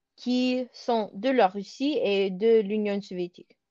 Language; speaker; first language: French; non-native, learner; Russian